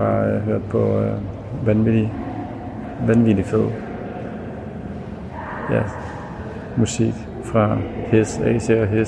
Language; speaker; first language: Danish; native; Danish